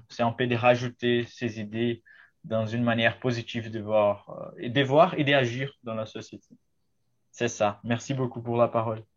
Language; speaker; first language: French; non-native, fluent; Portuguese